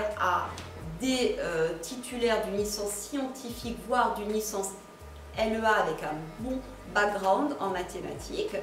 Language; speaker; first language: French; native; French